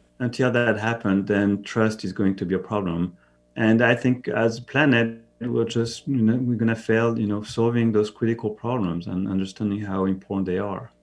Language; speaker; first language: English; non-native, fluent; French